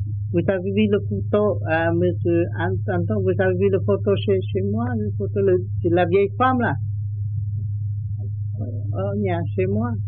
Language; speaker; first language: French; non-native, learner; Vietnamese